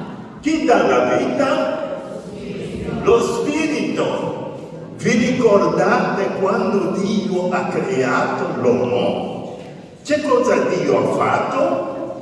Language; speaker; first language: Italian; non-native, fluent; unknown